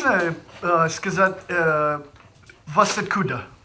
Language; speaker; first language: Russian; non-native, learner; English